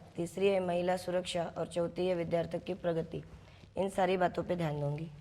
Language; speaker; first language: Hindi; non-native, local second language; Marathi